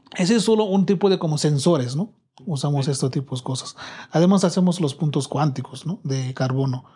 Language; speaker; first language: Spanish; non-native, learner; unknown